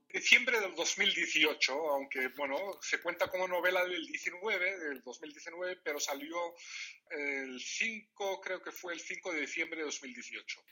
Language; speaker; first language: Spanish; non-native, fluent; Riffian